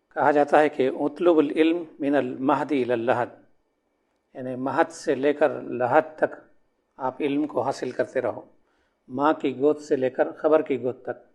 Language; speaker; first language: Urdu; native; Urdu